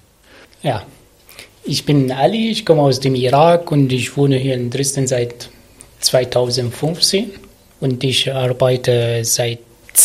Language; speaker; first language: German; non-native, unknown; Arabic